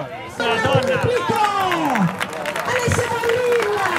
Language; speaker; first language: Italian; native; Italian